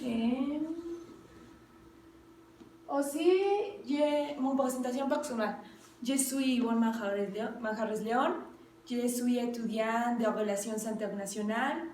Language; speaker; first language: French; non-native, learner; Spanish